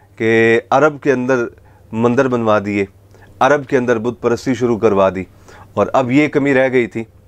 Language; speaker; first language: Urdu; native; Urdu